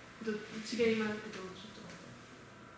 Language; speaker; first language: Japanese; non-native, learner; French